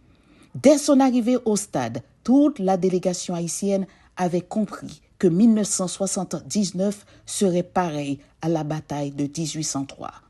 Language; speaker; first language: French; non-native, local second language; Haitian Creole